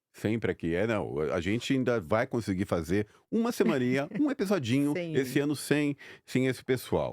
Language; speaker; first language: Portuguese; native; Portuguese